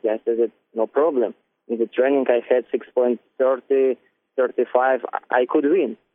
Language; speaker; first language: English; non-native, learner; Ukrainian